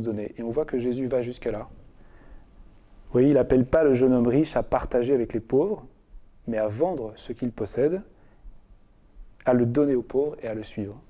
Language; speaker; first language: French; native; French